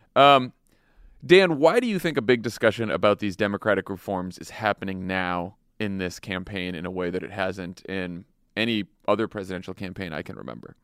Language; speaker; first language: English; native; English